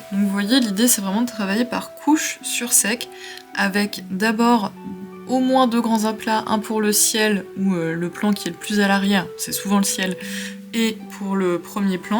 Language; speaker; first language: French; native; French